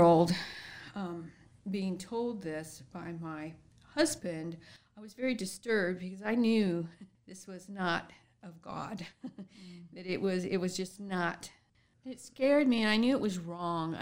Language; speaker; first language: English; native; English